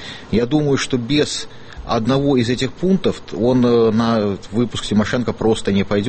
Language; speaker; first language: Russian; native; Russian